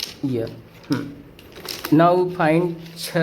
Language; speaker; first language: English; non-native, local second language; Hindi